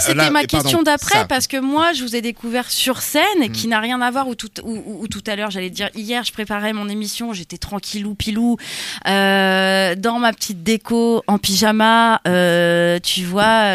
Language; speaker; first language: French; native; French